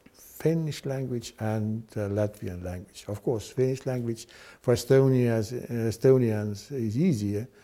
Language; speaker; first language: English; non-native, fluent; Estonian